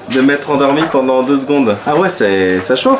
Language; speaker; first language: French; native; French